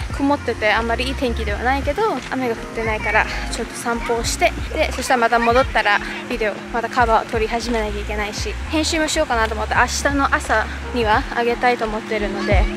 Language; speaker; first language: Japanese; early bilingual, heritage; Japanese